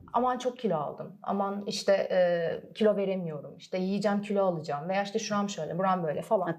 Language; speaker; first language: Turkish; early bilingual, other home language; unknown